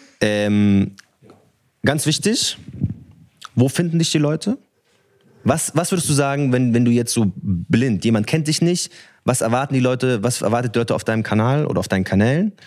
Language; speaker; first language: German; early bilingual, other home language; Arabic